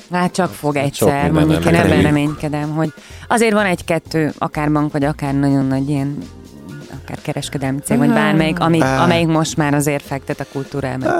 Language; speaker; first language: Hungarian; native; Hungarian